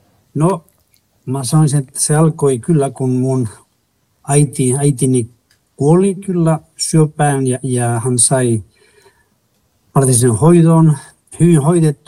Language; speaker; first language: Finnish; non-native, fluent; Spanish